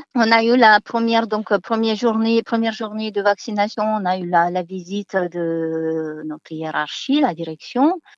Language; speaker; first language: French; non-native, fluent; Romanian